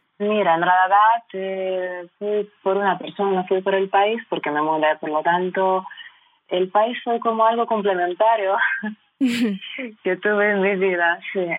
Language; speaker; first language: Spanish; non-native, fluent; Russian